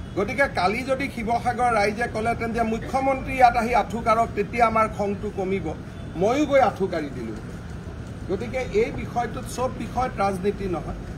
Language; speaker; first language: Assamese; native; Assamese